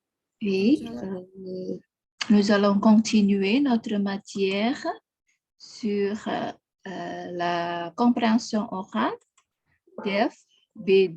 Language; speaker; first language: French; non-native, fluent; Indonesian